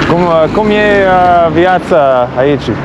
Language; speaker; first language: Romanian; non-native, learner; English